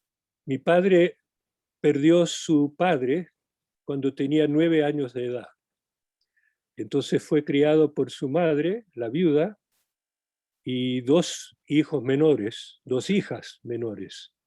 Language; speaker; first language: Spanish; non-native, fluent; English